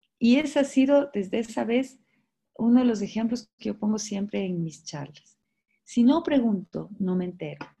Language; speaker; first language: Spanish; native; Spanish